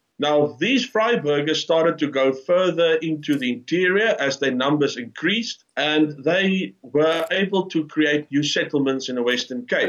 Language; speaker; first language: English; non-native, local second language; Afrikaans